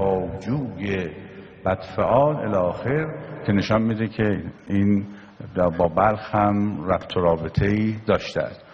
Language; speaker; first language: Persian; native; Persian